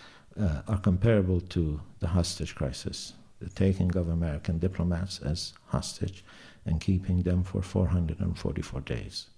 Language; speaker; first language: English; non-native, fluent; Persian